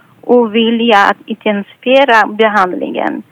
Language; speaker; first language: Swedish; non-native, fluent; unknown